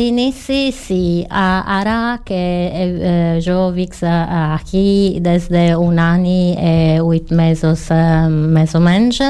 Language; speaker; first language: Catalan; non-native, learner; Italian